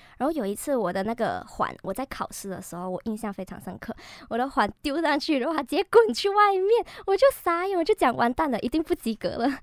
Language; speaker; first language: Chinese; native; Chinese